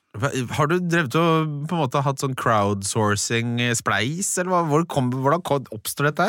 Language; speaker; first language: Norwegian; native; Norwegian